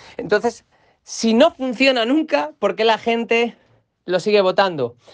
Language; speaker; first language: Spanish; native; Spanish